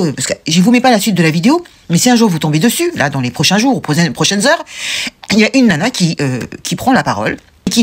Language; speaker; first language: French; native; French